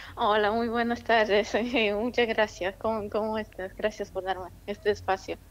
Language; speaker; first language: Spanish; non-native, fluent; Polish